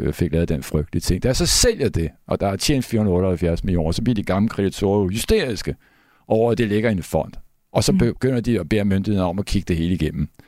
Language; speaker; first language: Danish; native; Danish